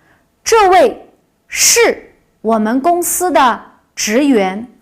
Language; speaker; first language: Chinese; non-native, local second language; Uyghur